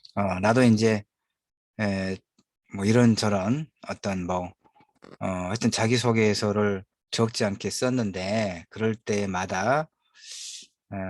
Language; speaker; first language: Korean; native; Korean